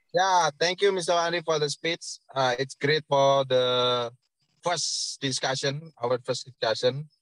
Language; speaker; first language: English; non-native, learner; Indonesian